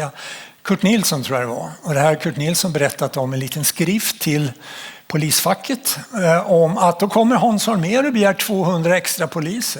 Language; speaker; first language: Swedish; native; Swedish